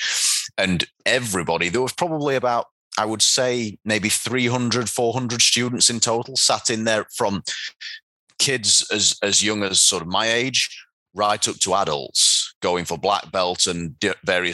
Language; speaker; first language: English; native; English